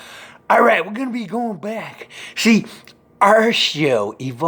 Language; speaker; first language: English; native; English